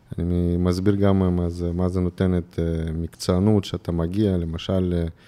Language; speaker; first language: Hebrew; non-native, fluent; Russian